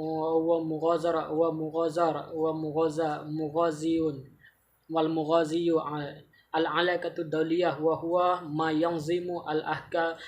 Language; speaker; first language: Arabic; non-native, learner; Malay